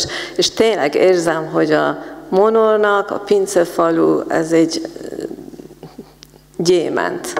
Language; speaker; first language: Hungarian; non-native, fluent; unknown